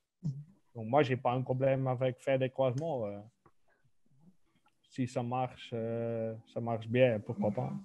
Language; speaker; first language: French; non-native, local second language; Dutch